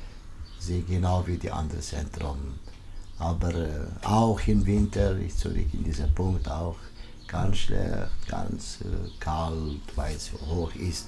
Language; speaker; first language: German; non-native, learner; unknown